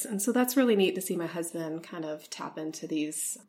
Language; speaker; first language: English; native; English